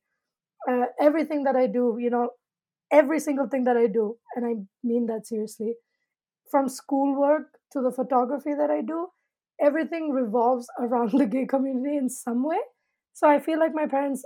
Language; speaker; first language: English; non-native, local second language; Malayalam